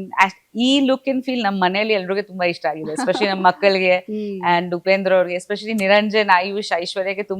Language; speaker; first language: Kannada; non-native, local second language; Bangla